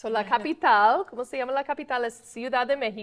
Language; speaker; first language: Spanish; non-native, fluent; English